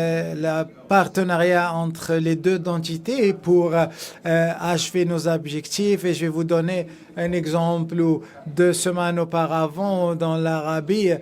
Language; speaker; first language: French; non-native, fluent; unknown